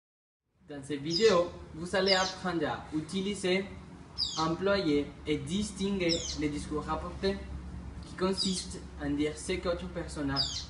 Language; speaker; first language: French; non-native, learner; Spanish